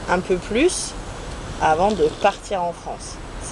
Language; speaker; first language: French; native; French